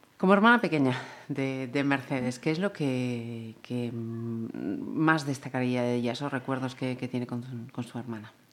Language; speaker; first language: Spanish; native; Spanish